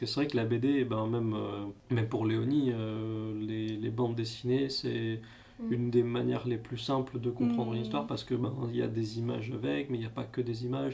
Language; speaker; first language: French; native; French